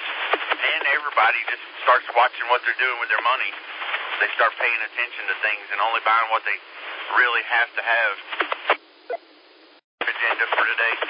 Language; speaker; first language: English; native; English